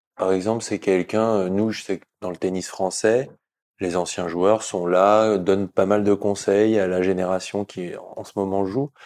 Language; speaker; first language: French; native; French